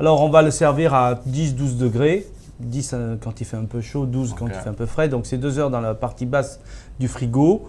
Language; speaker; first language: French; native; French